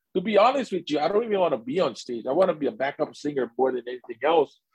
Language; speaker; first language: English; native; English